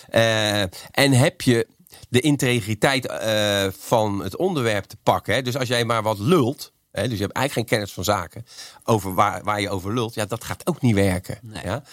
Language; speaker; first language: Dutch; native; Dutch